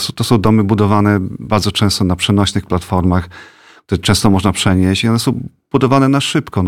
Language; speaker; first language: Polish; native; Polish